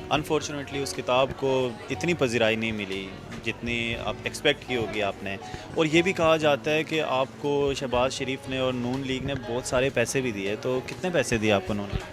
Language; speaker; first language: Urdu; native; Urdu